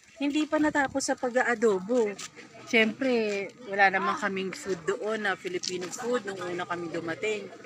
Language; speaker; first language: Filipino; native; Filipino